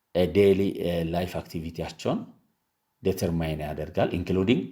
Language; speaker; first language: English; non-native, local second language; Amharic